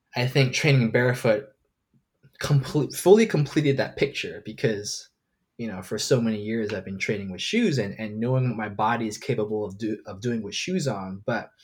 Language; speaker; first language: English; non-native, local second language; Cantonese